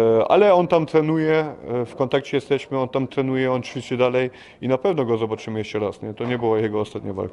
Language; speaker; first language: Polish; early bilingual, heritage; Polish